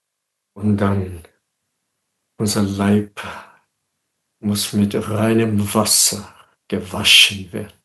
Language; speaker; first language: German; non-native, fluent; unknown